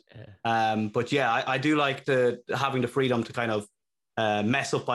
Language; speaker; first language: English; native; English